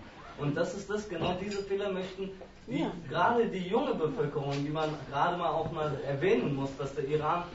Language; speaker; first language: German; native; German